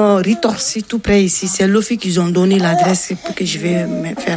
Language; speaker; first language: French; non-native, learner; Bambara